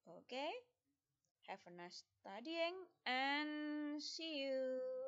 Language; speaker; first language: English; non-native, fluent; Indonesian